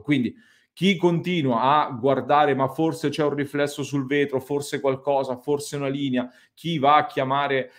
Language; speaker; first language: Italian; native; Italian